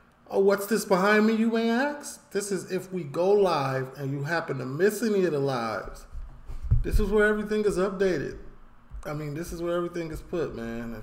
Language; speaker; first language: English; native; English